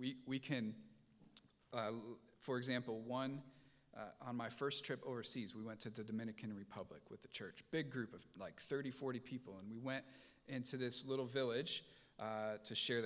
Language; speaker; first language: English; native; English